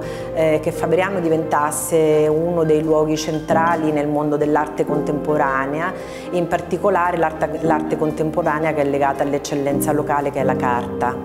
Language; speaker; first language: Italian; native; Italian